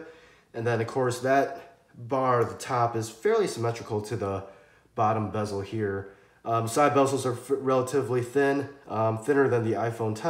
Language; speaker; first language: English; native; English